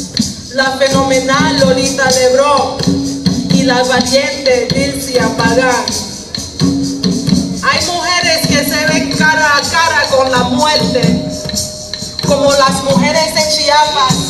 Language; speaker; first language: Spanish; early bilingual, heritage; Spanish